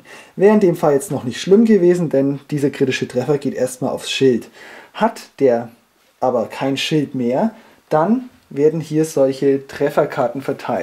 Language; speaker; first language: German; native; German